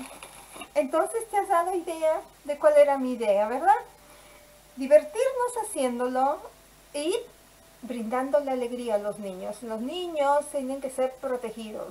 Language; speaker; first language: Spanish; native; Spanish